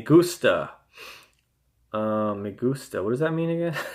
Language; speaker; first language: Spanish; non-native, learner; English